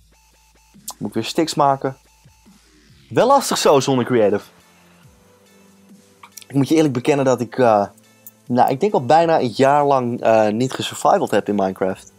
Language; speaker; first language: Dutch; native; Dutch